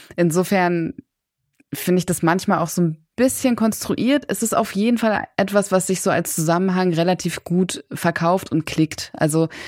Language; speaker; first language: German; native; German